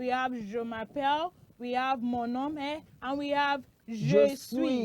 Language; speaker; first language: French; non-native, fluent; Yoruba